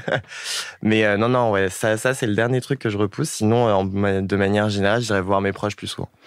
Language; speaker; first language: French; native; French